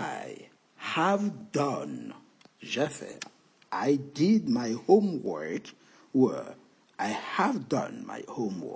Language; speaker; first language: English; non-native, fluent; French